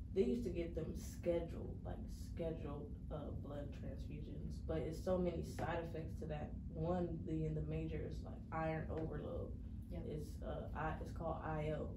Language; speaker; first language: English; native; English